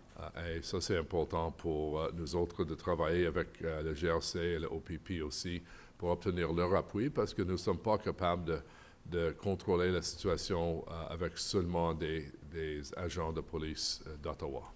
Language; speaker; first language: French; non-native, local second language; English